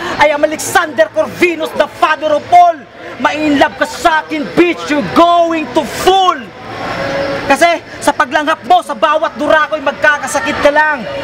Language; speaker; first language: Filipino; non-native, local second language; Cebuano